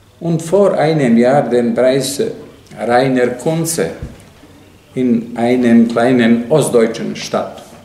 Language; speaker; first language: German; non-native, fluent; Serbian